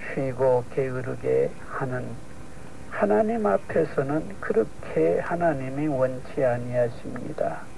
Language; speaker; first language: Korean; native; Korean